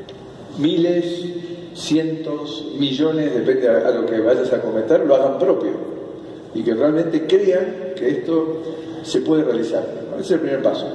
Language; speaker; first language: Spanish; native; Spanish